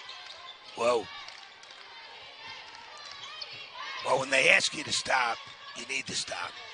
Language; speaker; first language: English; native; English